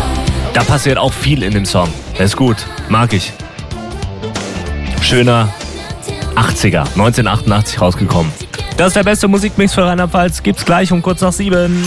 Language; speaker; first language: German; native; German